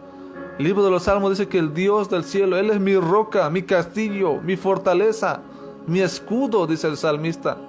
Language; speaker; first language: Spanish; native; Spanish